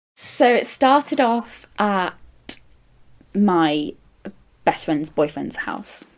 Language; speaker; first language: English; native; English